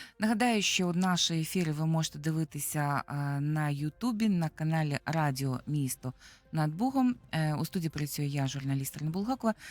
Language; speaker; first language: Ukrainian; native; Ukrainian